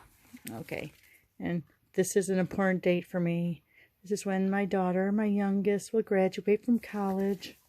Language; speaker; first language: English; native; English